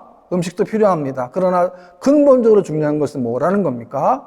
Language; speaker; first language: Korean; native; Korean